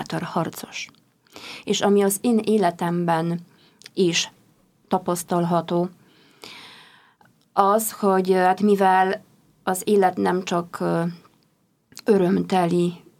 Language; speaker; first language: Hungarian; non-native, fluent; Polish